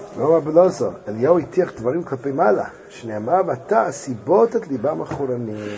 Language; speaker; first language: Hebrew; native; Hebrew